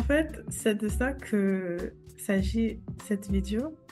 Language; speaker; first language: French; non-native, fluent; English